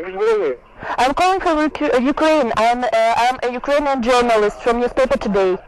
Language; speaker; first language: English; non-native, learner; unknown